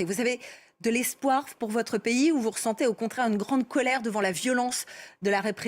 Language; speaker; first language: French; native; French